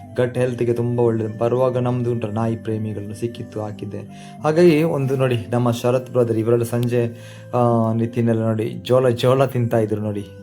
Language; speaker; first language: Kannada; non-native, local second language; Tulu